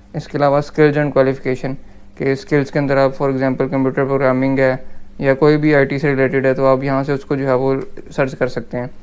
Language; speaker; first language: Urdu; native; Urdu